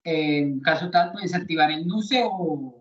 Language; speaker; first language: Spanish; native; Spanish